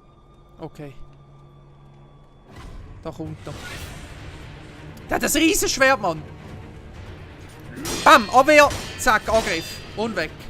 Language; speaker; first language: German; native; German